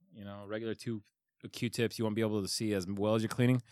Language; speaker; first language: English; early bilingual, other home language; Spanish